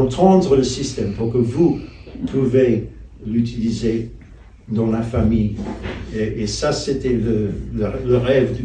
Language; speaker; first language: French; non-native, fluent; English